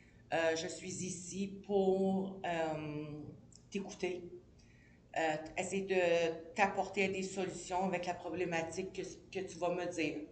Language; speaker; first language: French; native; French